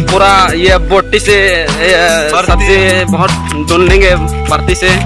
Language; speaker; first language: Hindi; non-native, local second language; Chakma